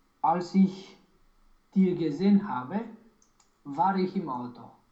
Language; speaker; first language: German; non-native, learner; Romanian